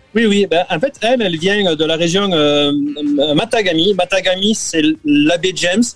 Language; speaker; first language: French; native; French